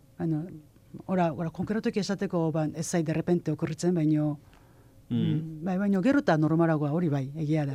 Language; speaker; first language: Basque; non-native, fluent; Japanese